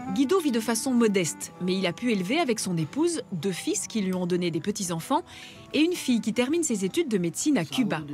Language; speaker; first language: French; native; French